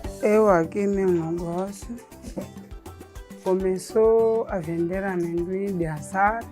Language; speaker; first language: Portuguese; non-native, local second language; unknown